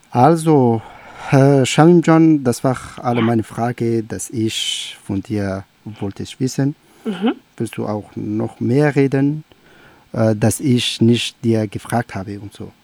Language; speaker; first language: German; non-native, learner; Persian